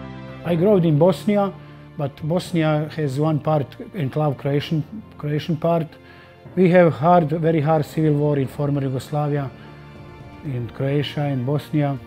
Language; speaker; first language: English; non-native, learner; Croatian